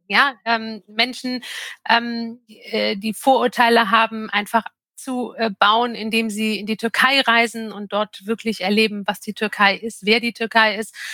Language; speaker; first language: German; early bilingual, other home language; Turkish